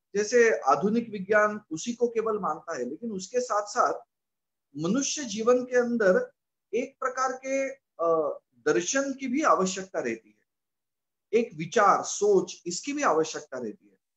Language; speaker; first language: Hindi; non-native, local second language; Marathi